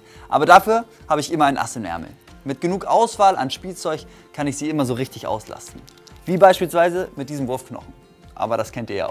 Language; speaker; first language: German; native; German